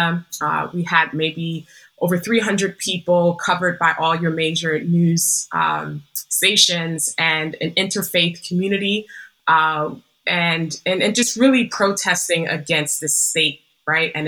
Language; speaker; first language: English; native; English